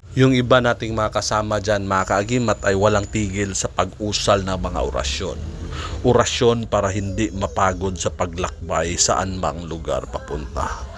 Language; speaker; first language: Filipino; non-native, local second language; Cebuano